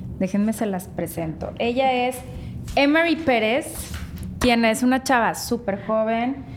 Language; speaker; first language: Spanish; native; Spanish